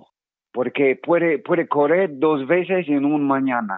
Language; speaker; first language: Spanish; non-native, learner; English